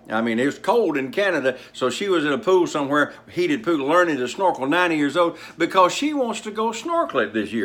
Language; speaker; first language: English; native; English